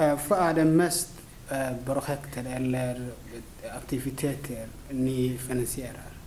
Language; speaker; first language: Swedish; non-native, fluent; Somali